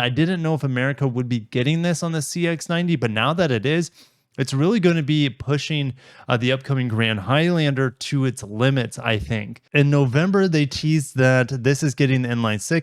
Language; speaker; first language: English; native; English